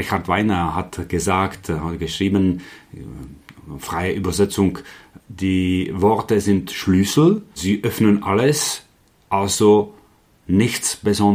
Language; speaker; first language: German; non-native, fluent; Czech